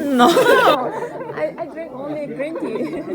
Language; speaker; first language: English; non-native, learner; Korean